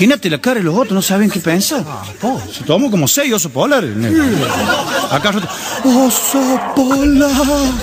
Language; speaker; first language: Spanish; native; Spanish